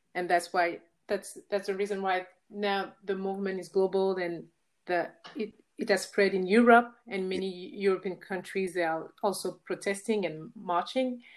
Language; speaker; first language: English; non-native, fluent; French